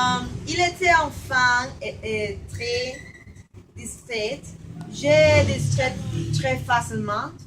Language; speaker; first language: French; non-native, learner; Spanish